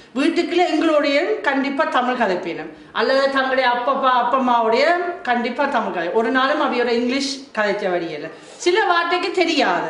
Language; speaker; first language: Tamil; non-native, fluent; German